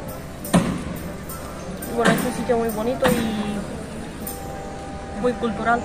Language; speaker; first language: Spanish; non-native, fluent; Romanian